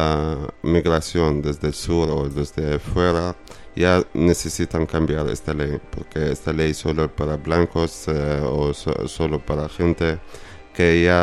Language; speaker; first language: Spanish; non-native, learner; Arabic